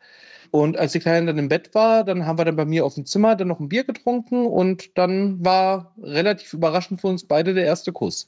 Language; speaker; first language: German; native; German